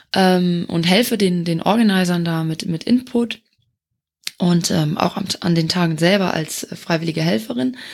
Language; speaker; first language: German; non-native, local second language; Luxembourgish